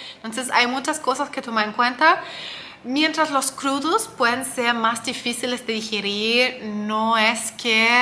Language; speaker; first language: Spanish; non-native, fluent; German